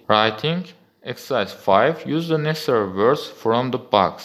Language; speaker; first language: English; non-native, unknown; Azerbaijani